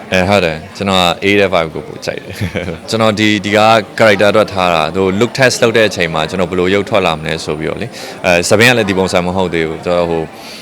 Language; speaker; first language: Burmese; native; Burmese